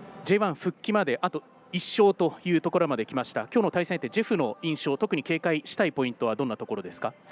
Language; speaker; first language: Japanese; native; Japanese